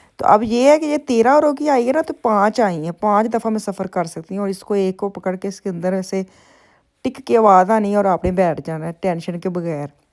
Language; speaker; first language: Urdu; non-native, local second language; Punjabi